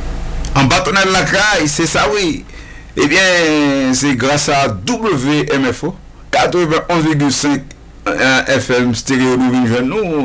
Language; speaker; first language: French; non-native, local second language; Haitian Creole